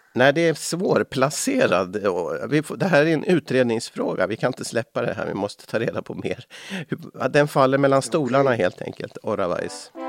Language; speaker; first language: Swedish; native; Swedish